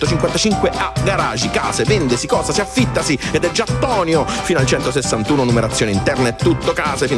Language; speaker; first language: Italian; native; Italian